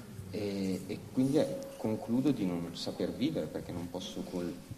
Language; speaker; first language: Italian; native; Italian